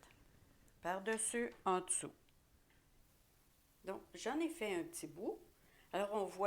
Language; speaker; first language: French; native; French